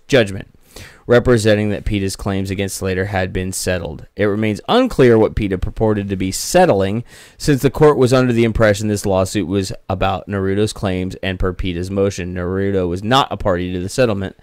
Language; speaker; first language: English; native; English